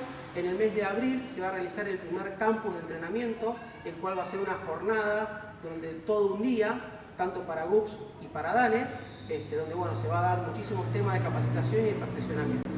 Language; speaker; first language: Spanish; native; Spanish